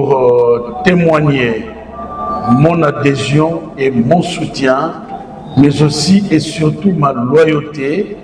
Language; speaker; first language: French; non-native, local second language; Lingala